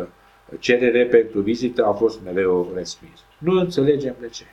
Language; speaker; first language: Romanian; non-native, local second language; Hungarian